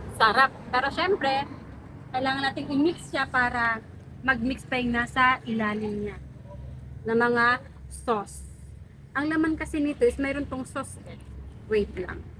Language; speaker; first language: Filipino; non-native, local second language; Pampanga